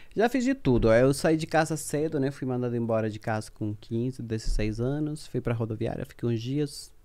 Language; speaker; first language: Portuguese; non-native, fluent; Spanish